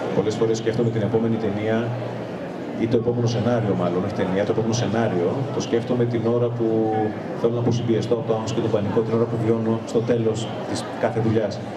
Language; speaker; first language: Greek; native; Greek